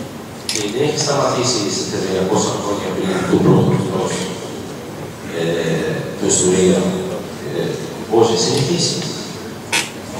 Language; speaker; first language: Greek; non-native, learner; Arabic